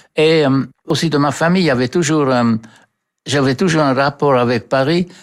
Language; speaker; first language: French; non-native, fluent; German